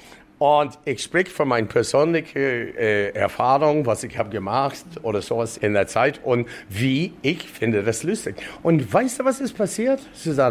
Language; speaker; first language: German; non-native, learner; English